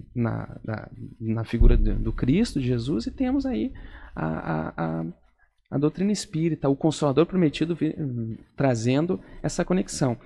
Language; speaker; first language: Portuguese; native; Portuguese